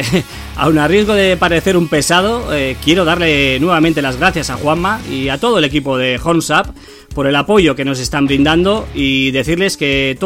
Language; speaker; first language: Spanish; native; Spanish